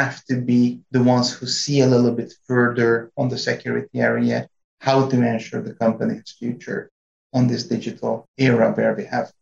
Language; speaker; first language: English; non-native, fluent; Hungarian